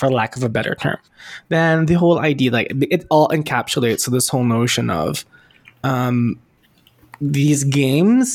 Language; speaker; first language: English; non-native, local second language; Filipino